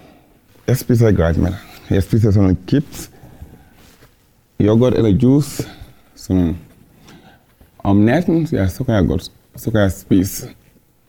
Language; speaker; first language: Danish; non-native, learner; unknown